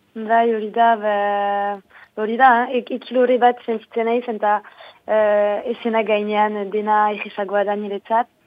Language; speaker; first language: Basque; non-native, local second language; French